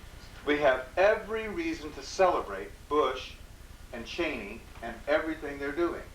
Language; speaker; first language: English; native; English